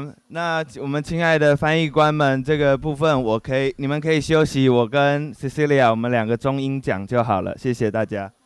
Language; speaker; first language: Chinese; native; Chinese